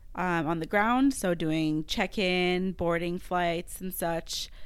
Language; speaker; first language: English; non-native, fluent; French